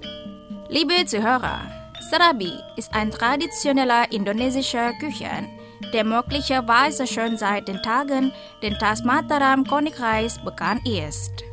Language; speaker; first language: German; non-native, fluent; Indonesian